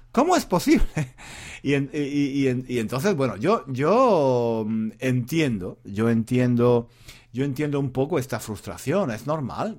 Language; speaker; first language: Spanish; native; Spanish